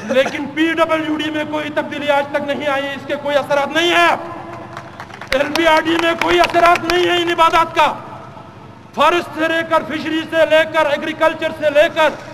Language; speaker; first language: Urdu; non-native, local second language; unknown